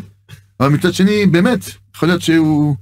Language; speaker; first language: Hebrew; non-native, fluent; French